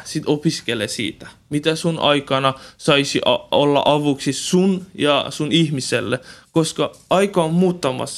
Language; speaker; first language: Finnish; non-native, learner; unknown